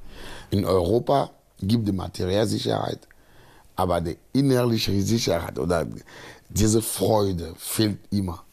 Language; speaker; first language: German; non-native, fluent; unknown